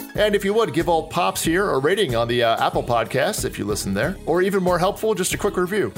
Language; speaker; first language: English; native; English